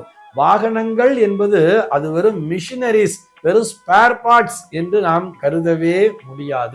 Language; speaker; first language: Tamil; native; Tamil